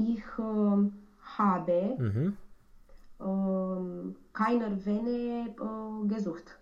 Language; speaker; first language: German; non-native, learner; Romanian